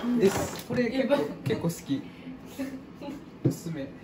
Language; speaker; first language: Japanese; non-native, fluent; English